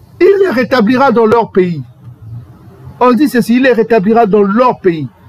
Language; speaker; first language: French; non-native, local second language; Kongo